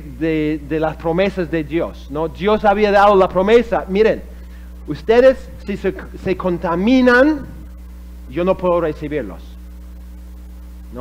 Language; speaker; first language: Spanish; non-native, fluent; English